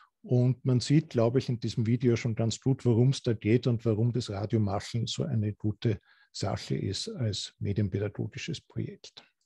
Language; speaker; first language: German; native; German